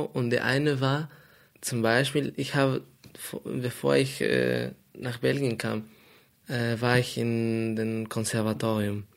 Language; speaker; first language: German; non-native, fluent; Spanish